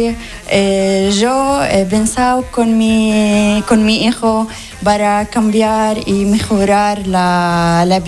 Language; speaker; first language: Spanish; non-native, learner; Arabic